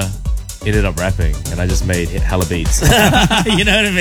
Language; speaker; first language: English; native; English